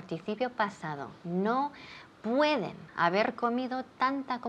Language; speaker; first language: Spanish; non-native, fluent; English